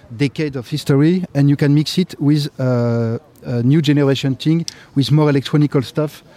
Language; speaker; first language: English; non-native, fluent; French